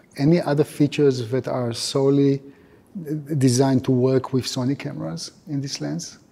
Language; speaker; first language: English; non-native, fluent; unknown